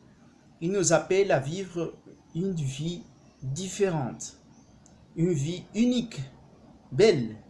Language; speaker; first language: French; non-native, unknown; Spanish